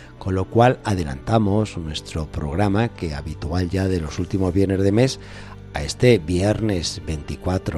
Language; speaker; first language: Spanish; native; Spanish